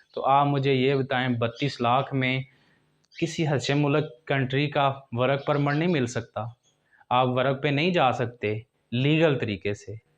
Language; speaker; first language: Urdu; non-native, local second language; Punjabi